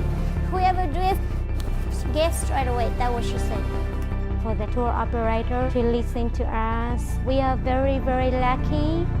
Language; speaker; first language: English; non-native, local second language; Hmong